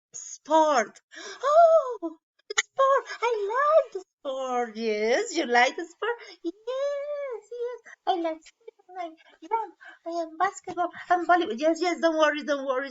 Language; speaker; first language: English; non-native, learner; Spanish